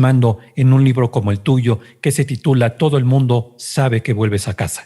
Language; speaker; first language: Spanish; native; Spanish